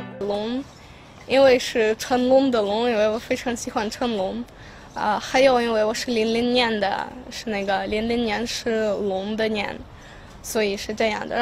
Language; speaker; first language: Chinese; non-native, fluent; Ukrainian